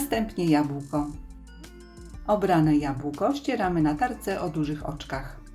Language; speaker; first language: Polish; native; Polish